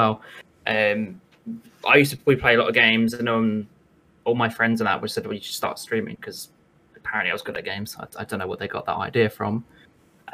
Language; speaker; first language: English; native; English